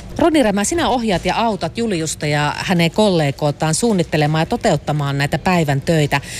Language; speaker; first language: Finnish; native; Finnish